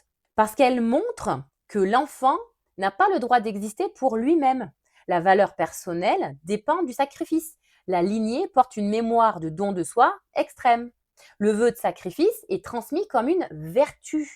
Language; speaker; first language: French; native; French